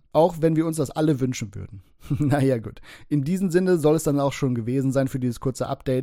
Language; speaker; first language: German; native; German